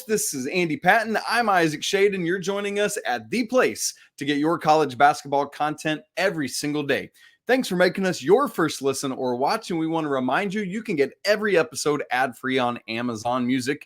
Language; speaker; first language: English; native; English